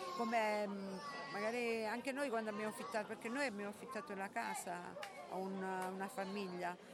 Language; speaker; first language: Italian; native; Italian